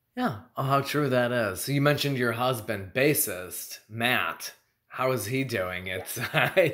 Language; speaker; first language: English; native; English